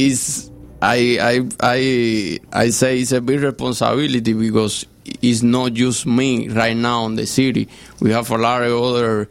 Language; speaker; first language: English; non-native, fluent; Spanish